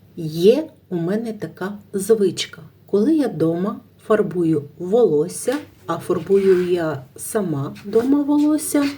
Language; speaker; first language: Ukrainian; native; Ukrainian